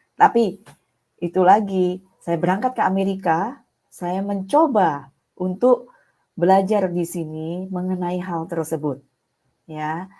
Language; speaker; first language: Indonesian; native; Indonesian